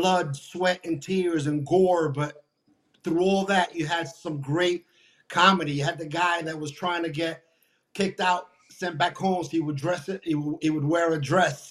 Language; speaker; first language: English; native; English